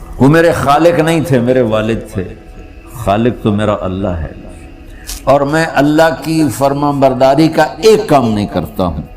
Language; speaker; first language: Urdu; non-native, local second language; Punjabi